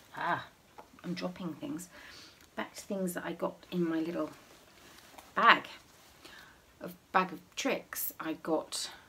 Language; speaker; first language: English; native; English